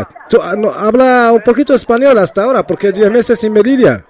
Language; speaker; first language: Spanish; non-native, learner; Arabic